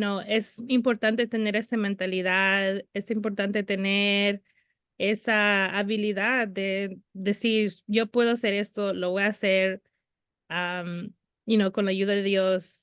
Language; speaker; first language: Spanish; early bilingual, heritage; Spanish